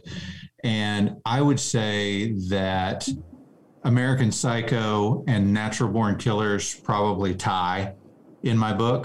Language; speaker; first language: English; native; English